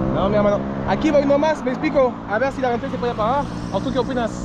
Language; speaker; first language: Spanish; non-native, fluent; French